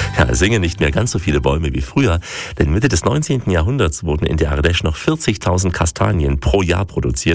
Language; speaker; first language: German; native; German